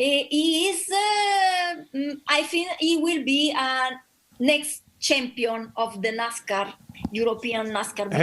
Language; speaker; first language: English; non-native, learner; Italian